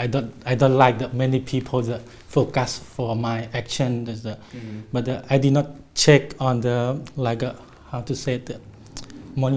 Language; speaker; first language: English; non-native, learner; Thai